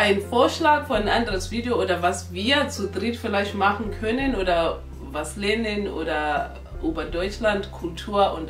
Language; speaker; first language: German; non-native, local second language; North Ndebele